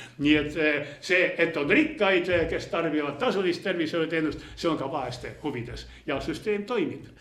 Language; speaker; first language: Estonian; non-native, local second language; Russian